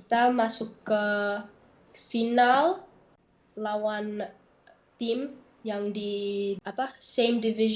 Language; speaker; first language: Indonesian; early bilingual, heritage; Dutch